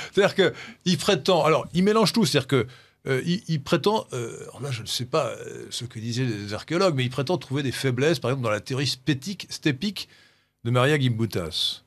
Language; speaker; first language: French; native; French